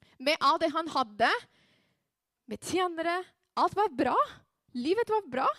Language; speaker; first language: Norwegian; non-native, fluent; Spanish